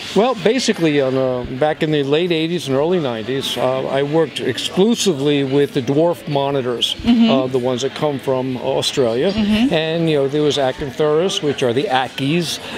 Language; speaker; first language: English; native; English